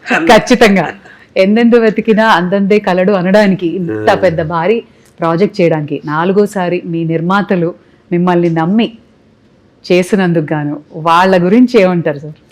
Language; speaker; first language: Telugu; native; Telugu